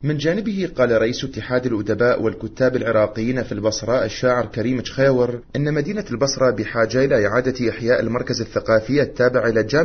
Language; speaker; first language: Arabic; native; Arabic